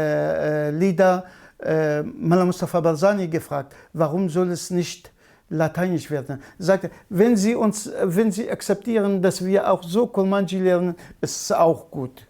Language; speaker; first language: German; non-native, fluent; Kurdish